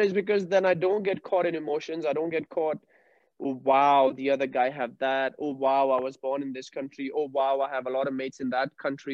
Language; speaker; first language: English; non-native, local second language; Punjabi